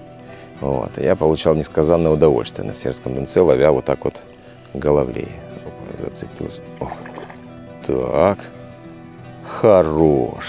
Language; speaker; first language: Russian; native; Russian